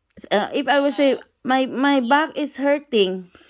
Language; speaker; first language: English; non-native, local second language; Cebuano